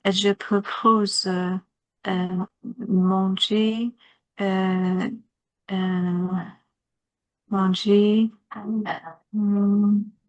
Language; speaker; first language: French; non-native, learner; Chinese